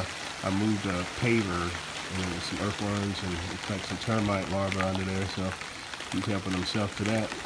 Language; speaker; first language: English; native; English